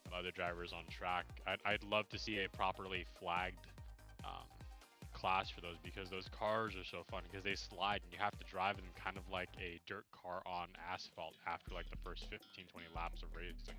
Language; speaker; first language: English; native; English